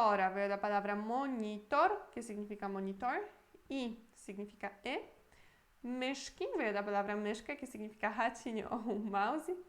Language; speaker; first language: Portuguese; non-native, fluent; Polish